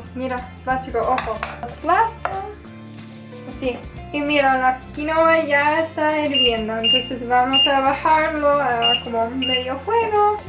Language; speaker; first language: Spanish; non-native, fluent; English